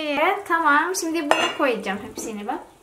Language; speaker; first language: Turkish; non-native, learner; Indonesian